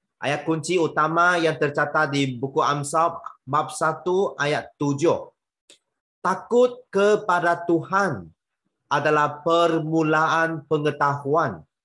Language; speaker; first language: Malay; non-native, local second language; Chinese